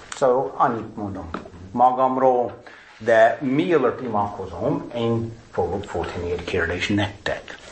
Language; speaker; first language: Hungarian; non-native, fluent; English